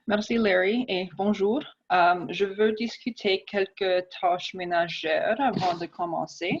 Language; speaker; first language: French; non-native, fluent; English